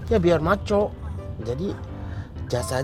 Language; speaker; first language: Indonesian; non-native, learner; Japanese